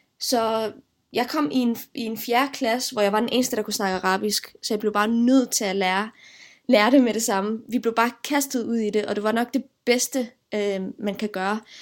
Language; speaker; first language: Danish; early bilingual, other home language; Arabic